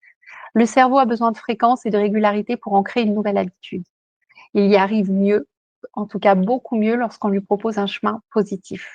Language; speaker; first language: French; native; French